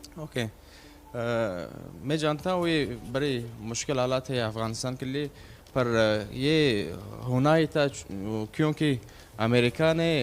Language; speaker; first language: Hindi; non-native, learner; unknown